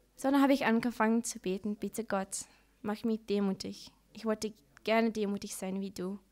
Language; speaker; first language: German; non-native, learner; Dutch